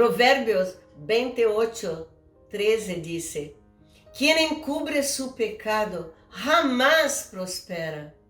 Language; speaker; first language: Spanish; non-native, fluent; Portuguese